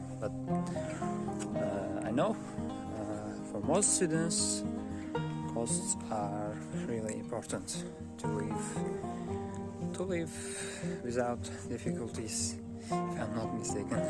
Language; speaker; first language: English; non-native, learner; Uzbek